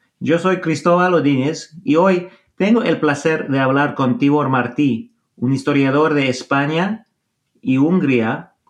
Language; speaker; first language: Spanish; non-native, fluent; English